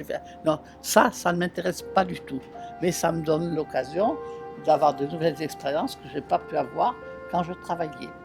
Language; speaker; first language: French; native; French